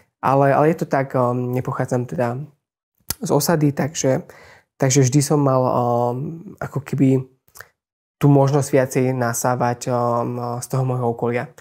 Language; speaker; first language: Slovak; non-native, local second language; Hungarian